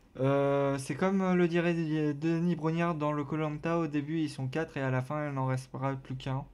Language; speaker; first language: French; native; French